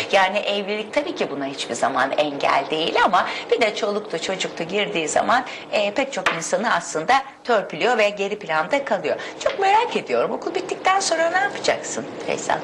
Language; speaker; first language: Turkish; native; Turkish